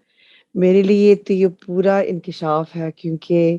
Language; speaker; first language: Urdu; non-native, fluent; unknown